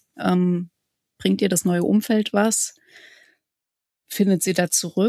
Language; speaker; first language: German; native; German